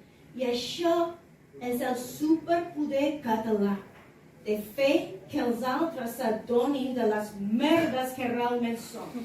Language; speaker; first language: Catalan; non-native, fluent; English